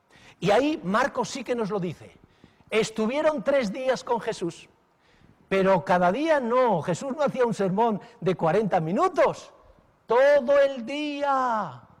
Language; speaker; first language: Spanish; native; Spanish